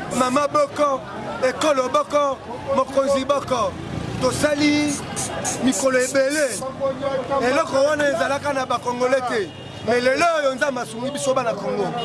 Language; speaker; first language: Lingala; non-native, local second language; Luba-Lulua